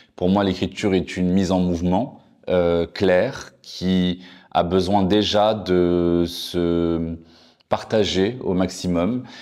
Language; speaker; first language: French; non-native, local second language; Arabic